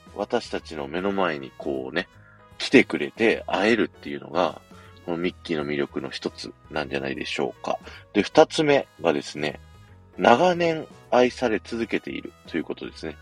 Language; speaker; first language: Japanese; native; Japanese